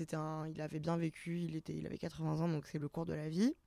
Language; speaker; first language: French; native; French